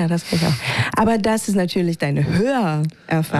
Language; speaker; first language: German; native; German